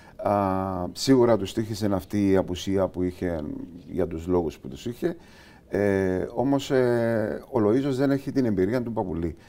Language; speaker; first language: Greek; native; Greek